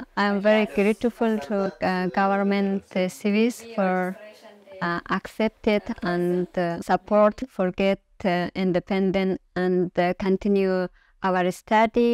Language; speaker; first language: English; non-native, learner; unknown